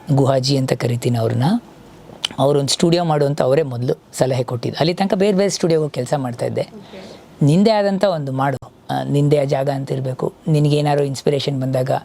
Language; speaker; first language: Kannada; native; Kannada